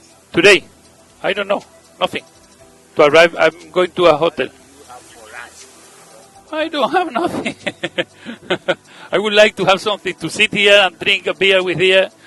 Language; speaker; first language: English; non-native, learner; Spanish